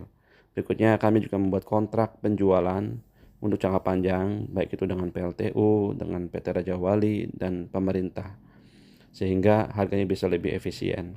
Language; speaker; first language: Indonesian; native; Indonesian